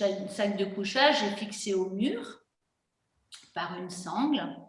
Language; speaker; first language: French; native; French